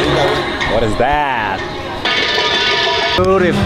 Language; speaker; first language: English; non-native, learner; Korean